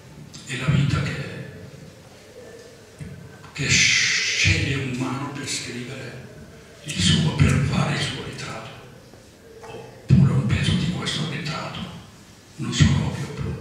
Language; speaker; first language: Italian; non-native, fluent; Albanian